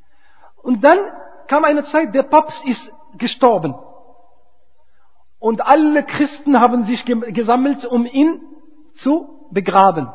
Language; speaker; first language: German; non-native, fluent; Arabic